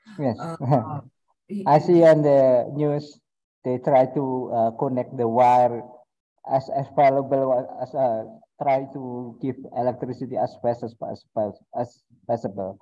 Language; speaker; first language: English; non-native, learner; Indonesian